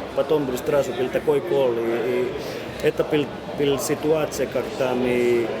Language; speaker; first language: Russian; non-native, learner; Finnish